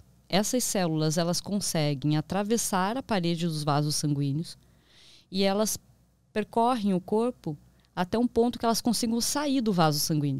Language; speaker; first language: Portuguese; native; Portuguese